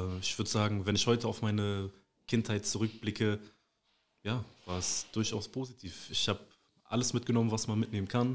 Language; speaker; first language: German; native; German